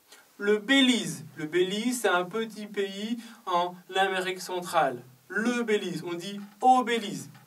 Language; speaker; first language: French; non-native, fluent; Chinese